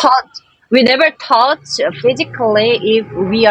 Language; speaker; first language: English; non-native, learner; Korean